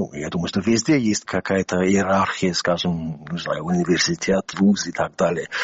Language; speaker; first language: Russian; non-native, fluent; English